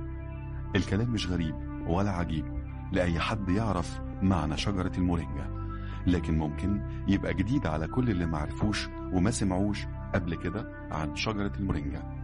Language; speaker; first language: Arabic; native; Arabic